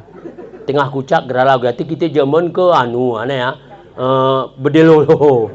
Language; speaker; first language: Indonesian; non-native, local second language; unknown